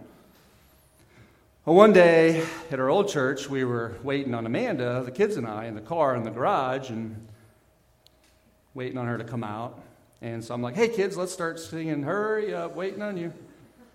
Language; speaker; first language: English; native; English